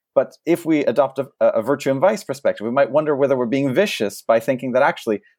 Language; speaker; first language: English; early bilingual, other home language; French